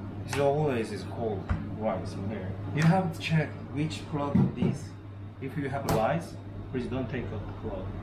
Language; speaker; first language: English; non-native, learner; Korean